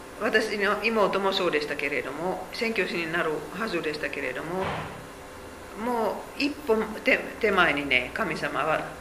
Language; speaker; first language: Japanese; non-native, fluent; Finnish